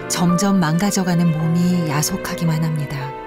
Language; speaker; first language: Korean; native; Korean